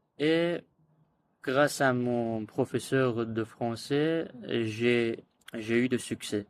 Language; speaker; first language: French; non-native, learner; Azerbaijani